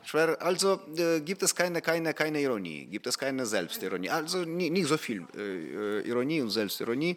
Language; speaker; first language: German; non-native, fluent; Ukrainian